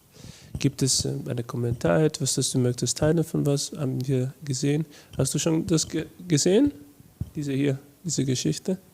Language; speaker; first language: German; non-native, learner; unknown